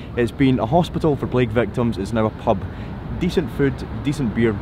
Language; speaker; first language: English; native; English